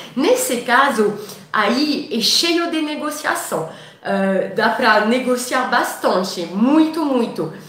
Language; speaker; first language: Portuguese; non-native, fluent; French